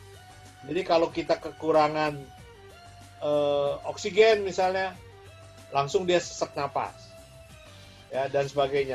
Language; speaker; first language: Indonesian; native; Indonesian